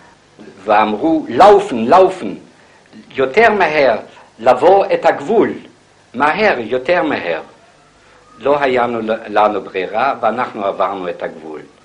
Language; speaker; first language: Hebrew; non-native, fluent; German